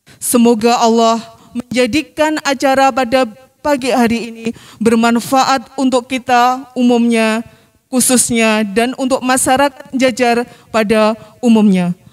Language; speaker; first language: Indonesian; non-native, local second language; Javanese